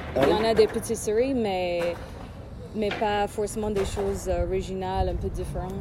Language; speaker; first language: French; non-native, fluent; English